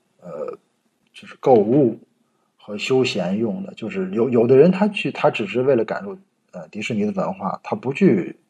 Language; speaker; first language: Chinese; native; Chinese